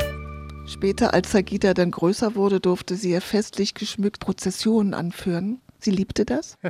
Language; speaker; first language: German; native; German